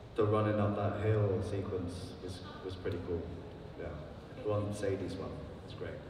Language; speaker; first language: English; native; English